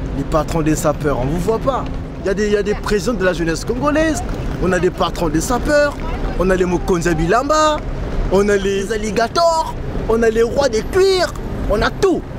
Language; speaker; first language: French; early bilingual, other home language; Lingala